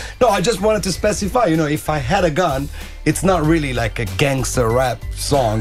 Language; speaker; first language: English; non-native, fluent; Italian